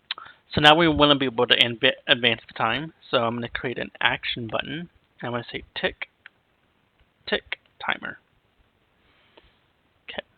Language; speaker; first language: English; native; English